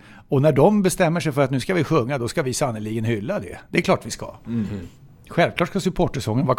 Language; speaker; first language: Swedish; native; Swedish